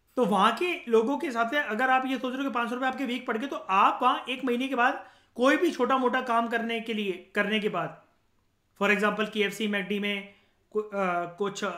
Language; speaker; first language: Hindi; native; Hindi